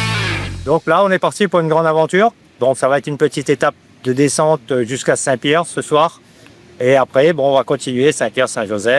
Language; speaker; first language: French; native; French